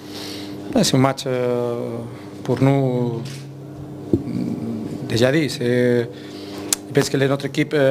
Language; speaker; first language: French; non-native, fluent; Spanish